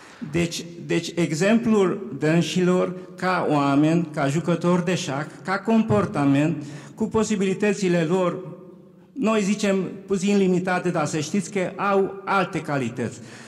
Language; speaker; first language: Romanian; non-native, local second language; Hungarian